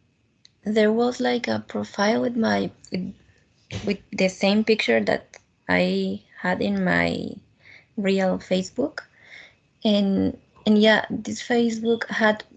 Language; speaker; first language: English; non-native, fluent; Spanish